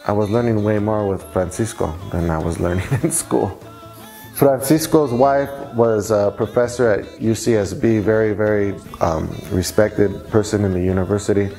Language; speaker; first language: English; native; English